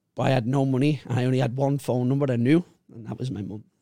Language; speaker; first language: English; native; English